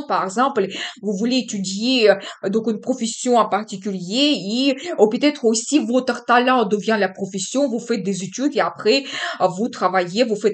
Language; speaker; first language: French; non-native, fluent; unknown